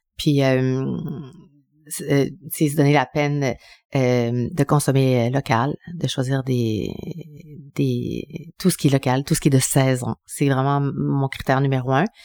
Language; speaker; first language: French; early bilingual, other home language; Spanish